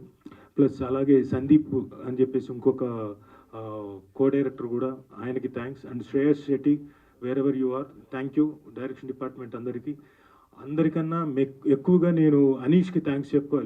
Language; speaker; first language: Telugu; native; Telugu